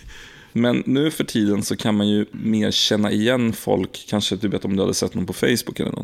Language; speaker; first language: Swedish; native; Swedish